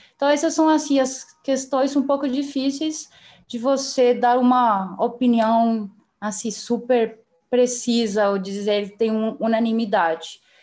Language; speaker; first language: Portuguese; non-native, fluent; Spanish